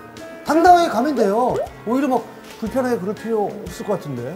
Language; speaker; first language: Korean; native; Korean